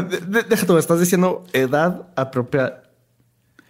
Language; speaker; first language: Spanish; native; Spanish